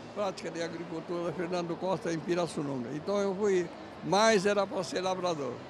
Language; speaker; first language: Portuguese; native; Portuguese